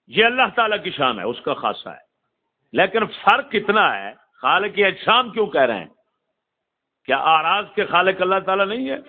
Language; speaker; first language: Urdu; non-native, local second language; Punjabi